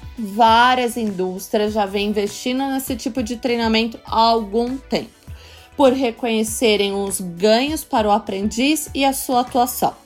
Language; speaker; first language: Portuguese; native; Portuguese